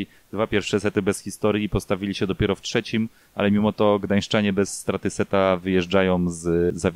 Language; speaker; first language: Polish; native; Polish